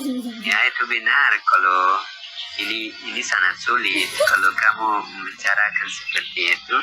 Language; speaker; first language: Indonesian; non-native, learner; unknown